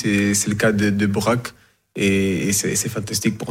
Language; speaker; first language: French; non-native, fluent; Portuguese